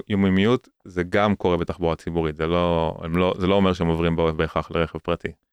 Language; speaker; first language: Hebrew; native; Hebrew